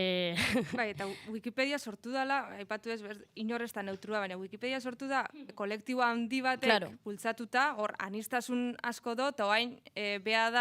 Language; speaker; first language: Basque; native; Basque